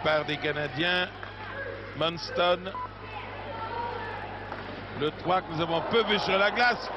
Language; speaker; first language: French; native; French